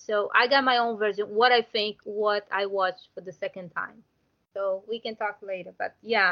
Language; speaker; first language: English; non-native, learner; Portuguese